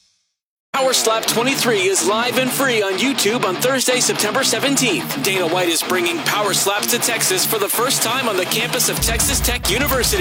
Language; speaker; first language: English; native; English